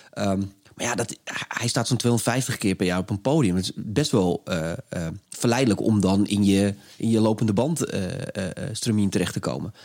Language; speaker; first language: Dutch; native; Dutch